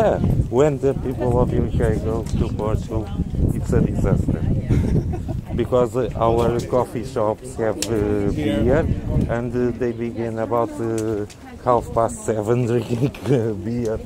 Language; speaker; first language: English; non-native, learner; Portuguese